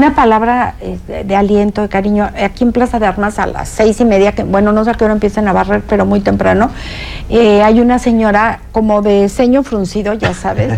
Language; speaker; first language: Spanish; native; Spanish